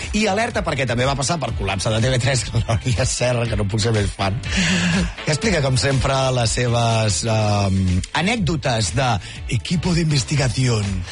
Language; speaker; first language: Catalan; native; Catalan